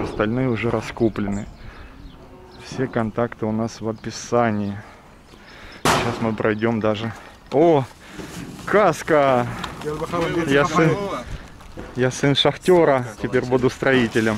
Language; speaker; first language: Russian; native; Russian